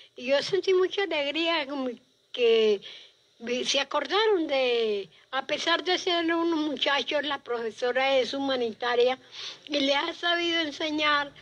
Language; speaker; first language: Spanish; native; Spanish